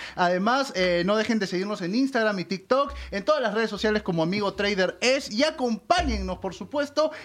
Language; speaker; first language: Spanish; native; Spanish